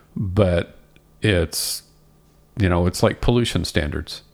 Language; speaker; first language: English; native; English